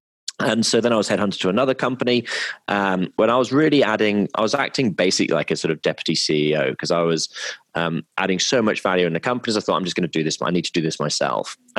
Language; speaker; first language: English; native; English